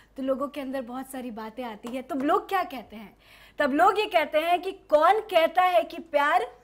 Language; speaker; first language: Hindi; native; Hindi